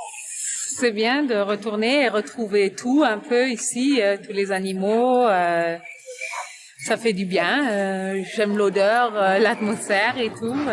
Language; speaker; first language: French; non-native, fluent; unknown